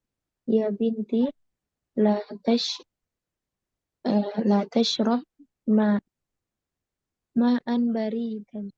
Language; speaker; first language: Arabic; non-native, learner; Indonesian